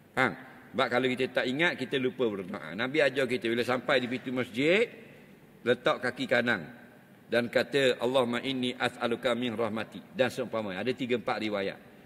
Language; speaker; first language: Malay; native; Malay